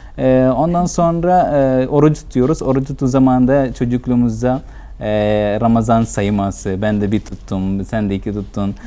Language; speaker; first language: Turkish; non-native, fluent; Malayalam